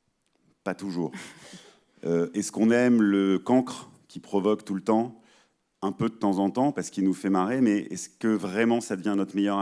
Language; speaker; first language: French; native; French